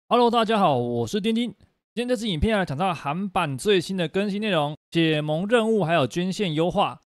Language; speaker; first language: Chinese; native; Chinese